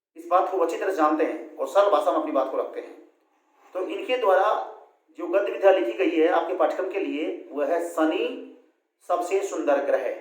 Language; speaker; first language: Hindi; native; Hindi